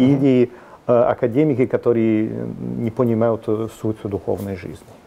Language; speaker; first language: Russian; non-native, fluent; Italian